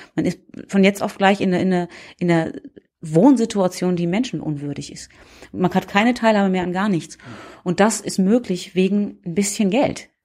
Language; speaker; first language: German; native; German